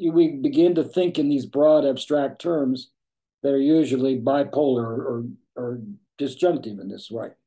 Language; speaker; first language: English; native; English